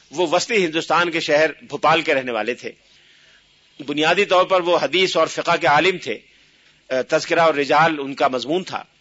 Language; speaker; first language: Urdu; native; Urdu